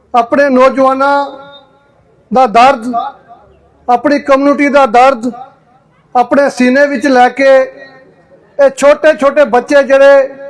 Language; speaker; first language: Punjabi; native; Punjabi